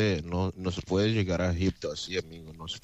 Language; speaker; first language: Spanish; non-native, fluent; Arabic